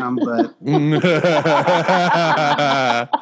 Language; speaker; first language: English; native; English